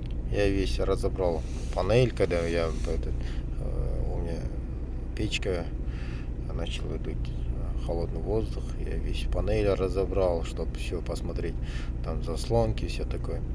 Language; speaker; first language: Russian; non-native, local second language; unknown